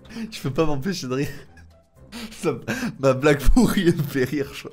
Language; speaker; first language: French; native; French